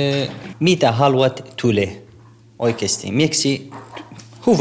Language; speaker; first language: Finnish; non-native, learner; Kurdish